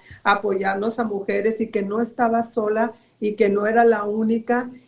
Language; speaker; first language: Spanish; native; Spanish